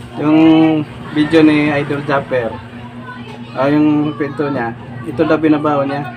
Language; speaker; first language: Filipino; non-native, local second language; Cebuano